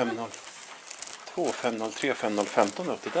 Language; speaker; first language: Swedish; native; Swedish